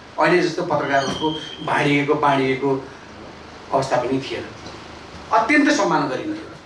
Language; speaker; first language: Nepali; native; Nepali